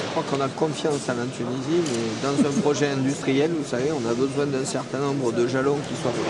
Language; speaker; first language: French; native; French